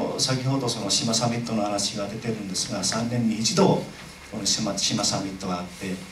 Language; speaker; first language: Japanese; non-native, fluent; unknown